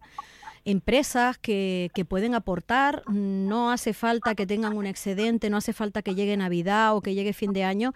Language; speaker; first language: Spanish; native; Spanish